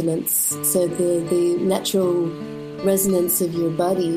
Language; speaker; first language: English; native; English